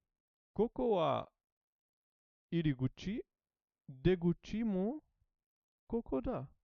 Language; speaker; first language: Japanese; non-native, learner; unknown